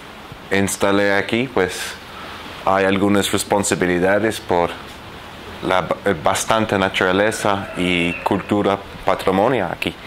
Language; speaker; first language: Spanish; non-native, fluent; Arabic